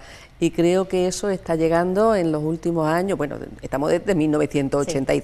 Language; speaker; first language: Spanish; native; Spanish